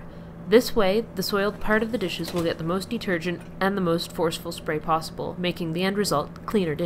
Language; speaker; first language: English; native; English